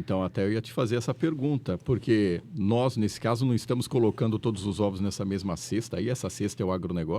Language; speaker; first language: Portuguese; native; Portuguese